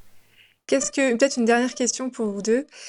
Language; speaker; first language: French; native; French